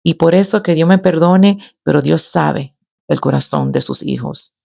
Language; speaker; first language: Spanish; early bilingual, other home language; English